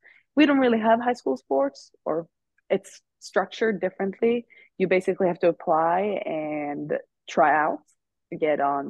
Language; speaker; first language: English; non-native, fluent; Swedish